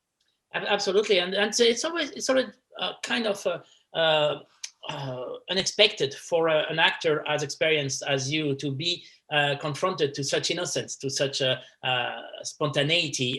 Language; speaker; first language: English; non-native, fluent; French